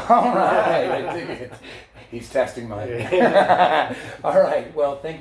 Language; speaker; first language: English; native; English